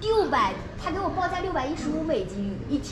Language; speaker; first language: Chinese; native; Chinese